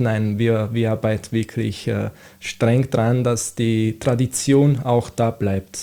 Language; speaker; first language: German; non-native, fluent; Italian